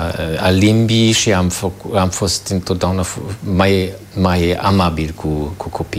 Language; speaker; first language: Romanian; non-native, fluent; German